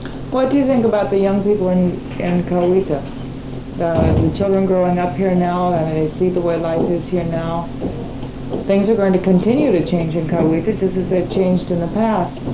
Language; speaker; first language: English; native; English